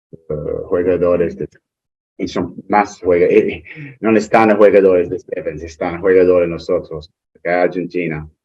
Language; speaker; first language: Spanish; non-native, learner; English